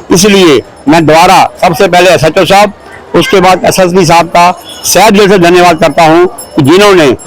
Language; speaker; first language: Hindi; non-native, local second language; Punjabi